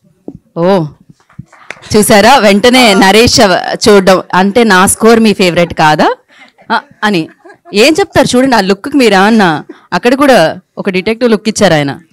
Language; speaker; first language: Telugu; native; Telugu